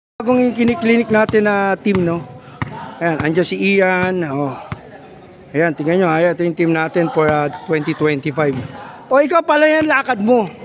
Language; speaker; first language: Filipino; native; Filipino